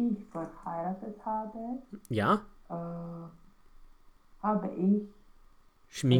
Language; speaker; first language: German; non-native, learner; Romanian